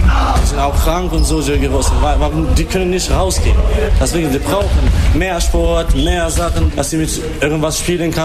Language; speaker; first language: German; non-native, learner; Albanian